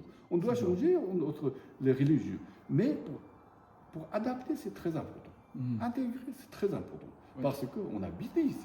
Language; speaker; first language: French; non-native, learner; Tibetan